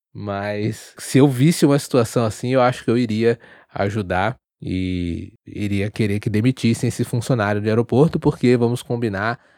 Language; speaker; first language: Portuguese; native; Portuguese